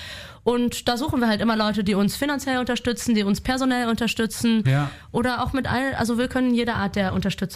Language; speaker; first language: German; native; German